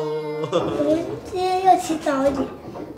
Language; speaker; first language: Chinese; early bilingual, heritage; Chinese